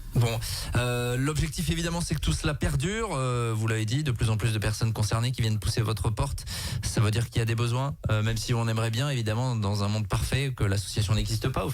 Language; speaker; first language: French; native; French